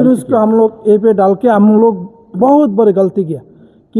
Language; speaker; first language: Hindi; non-native, learner; Bangla